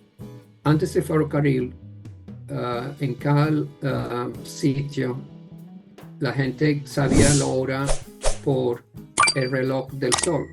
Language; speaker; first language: Spanish; non-native, fluent; English